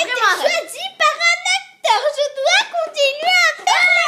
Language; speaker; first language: French; native; French